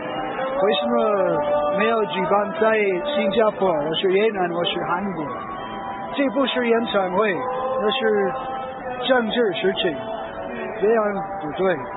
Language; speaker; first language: Chinese; non-native, learner; English